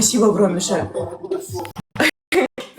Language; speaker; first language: Russian; native; Russian